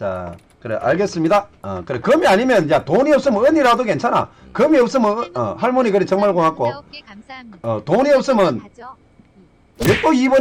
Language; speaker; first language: Korean; native; Korean